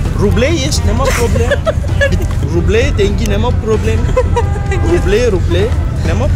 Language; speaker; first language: Russian; non-native, learner; Turkish